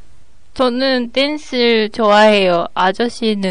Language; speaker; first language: Korean; non-native, learner; Japanese